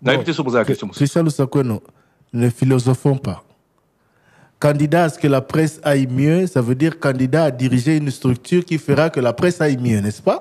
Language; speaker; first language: French; non-native, local second language; Lingala